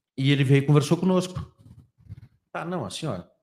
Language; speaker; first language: Portuguese; native; Portuguese